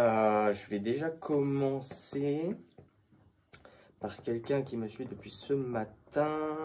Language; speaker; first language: French; native; French